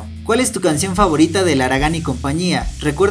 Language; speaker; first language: Spanish; native; Spanish